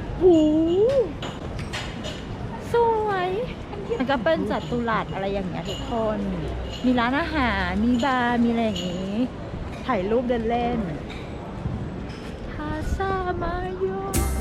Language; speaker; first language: Thai; native; Thai